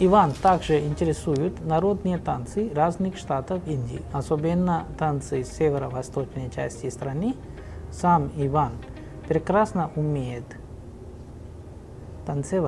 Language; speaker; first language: Russian; non-native, fluent; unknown